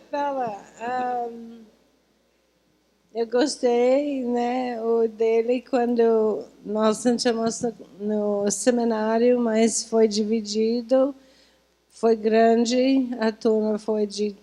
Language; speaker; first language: Portuguese; non-native, fluent; English